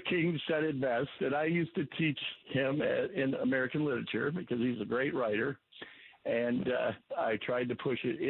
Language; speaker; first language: English; native; English